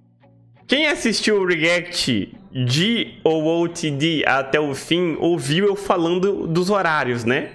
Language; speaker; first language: Portuguese; native; Portuguese